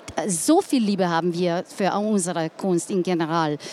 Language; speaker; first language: German; non-native, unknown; Slovenian